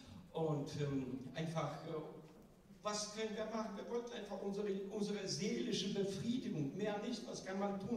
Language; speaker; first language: German; non-native, learner; Georgian